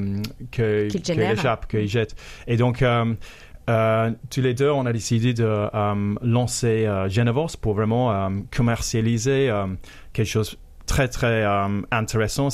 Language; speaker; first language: French; non-native, fluent; English